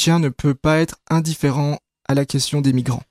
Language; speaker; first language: French; native; French